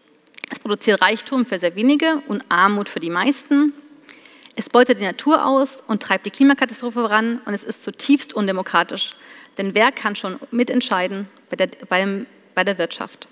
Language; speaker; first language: German; native; German